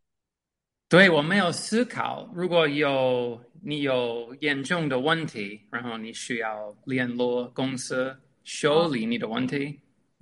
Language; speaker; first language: Chinese; non-native, fluent; English